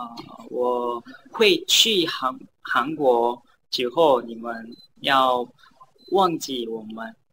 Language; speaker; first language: Chinese; non-native, learner; Korean